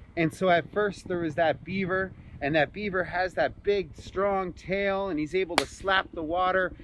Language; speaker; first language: English; native; English